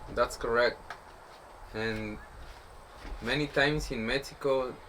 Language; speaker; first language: English; non-native, learner; Spanish